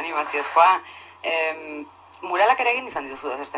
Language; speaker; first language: Basque; native; Basque